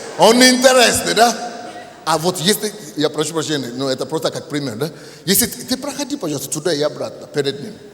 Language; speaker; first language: Russian; non-native, fluent; Yoruba